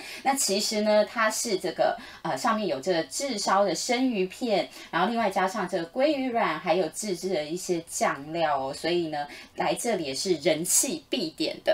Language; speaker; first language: Chinese; native; Chinese